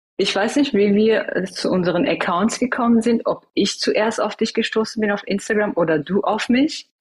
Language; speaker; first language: German; early bilingual, other home language; Persian